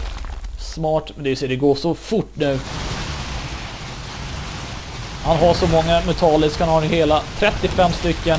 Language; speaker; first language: Swedish; native; Swedish